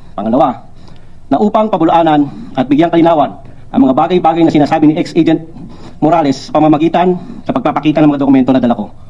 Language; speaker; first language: Filipino; non-native, local second language; Cebuano